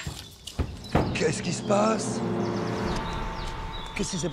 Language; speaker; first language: French; native; French